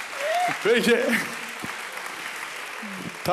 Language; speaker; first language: Turkish; native; Turkish